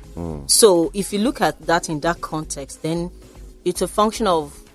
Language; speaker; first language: English; non-native, local second language; Yoruba